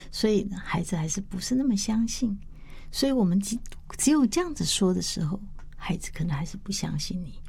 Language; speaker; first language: Chinese; native; Chinese